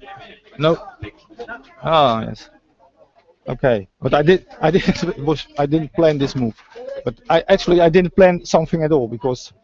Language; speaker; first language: English; non-native, fluent; Dutch